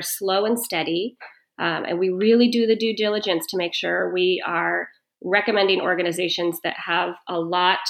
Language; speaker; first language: English; native; English